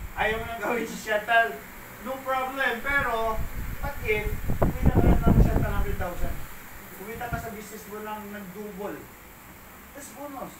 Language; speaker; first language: Filipino; non-native, local second language; Cebuano